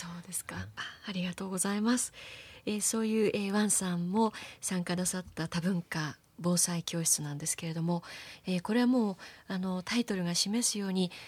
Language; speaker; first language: Japanese; native; Japanese